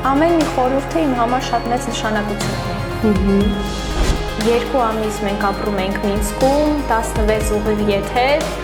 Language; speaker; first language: Armenian; early bilingual, heritage; Armenian